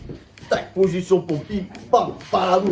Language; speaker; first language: French; native; French